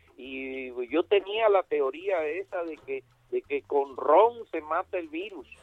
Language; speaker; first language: Spanish; native; Spanish